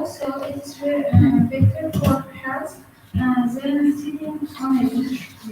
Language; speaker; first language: English; non-native, learner; Uzbek